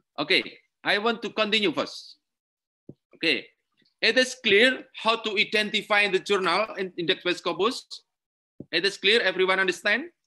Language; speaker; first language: English; non-native, learner; Indonesian